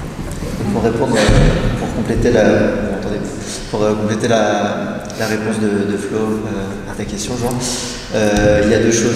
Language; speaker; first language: French; native; French